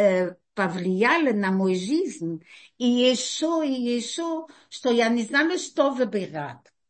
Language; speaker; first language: Russian; early bilingual, heritage; Russian